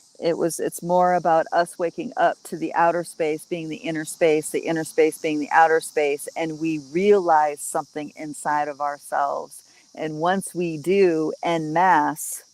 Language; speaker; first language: English; native; English